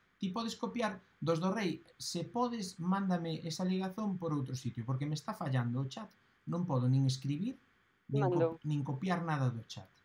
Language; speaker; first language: Galician; native; Galician